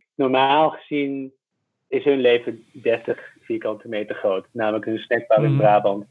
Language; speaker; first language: Dutch; early bilingual, other home language; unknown